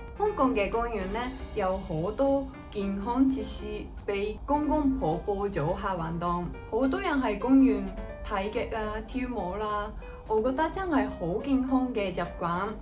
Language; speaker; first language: Cantonese; non-native, fluent; Japanese